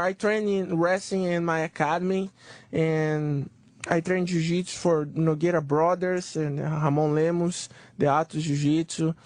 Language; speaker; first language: English; non-native, learner; Portuguese